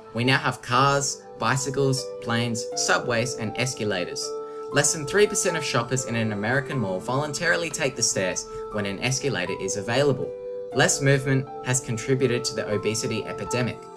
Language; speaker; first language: English; native; English